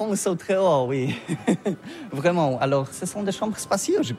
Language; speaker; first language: French; non-native, learner; Polish